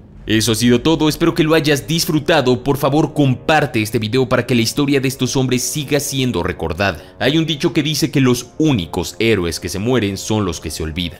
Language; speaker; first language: Spanish; native; Spanish